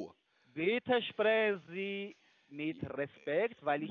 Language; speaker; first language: German; non-native, learner; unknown